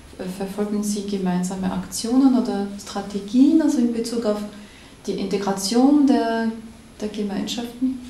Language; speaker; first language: German; native; German